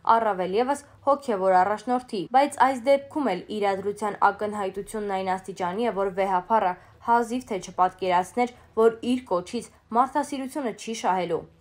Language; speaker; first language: Armenian; native; Armenian